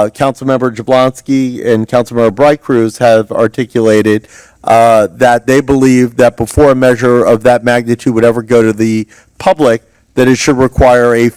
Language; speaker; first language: English; native; English